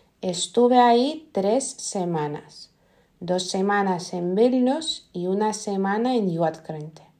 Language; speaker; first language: Spanish; non-native, fluent; Lithuanian